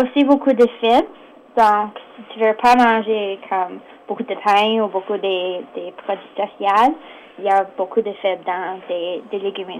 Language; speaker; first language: French; non-native, local second language; English